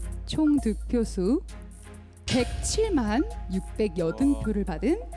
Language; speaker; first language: Korean; native; Korean